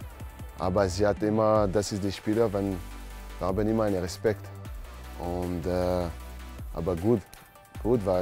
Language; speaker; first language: German; non-native, learner; French